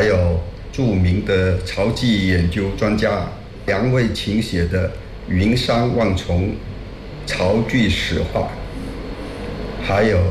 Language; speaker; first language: Chinese; non-native, local second language; Min Nan Chinese